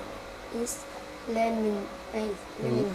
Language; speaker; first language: English; non-native, learner; Vietnamese